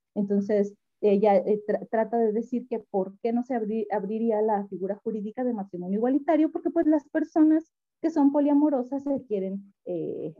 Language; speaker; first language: Spanish; native; Spanish